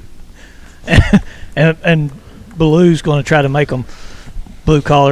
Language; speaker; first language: English; native; English